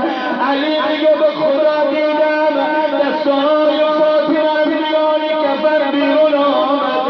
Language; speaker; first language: Persian; native; Persian